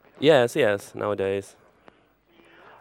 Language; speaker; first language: English; non-native, fluent; Spanish